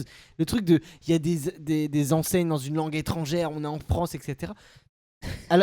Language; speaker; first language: French; native; French